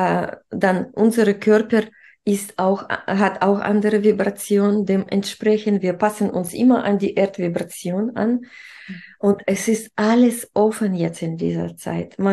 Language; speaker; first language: German; non-native, fluent; Russian